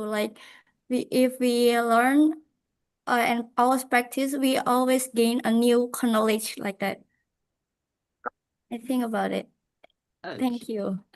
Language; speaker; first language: English; non-native, fluent; Indonesian